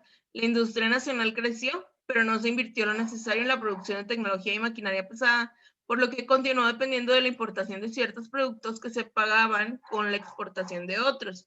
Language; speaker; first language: Spanish; native; Spanish